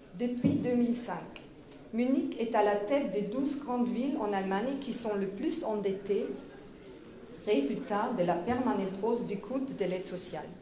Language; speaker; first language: French; non-native, fluent; German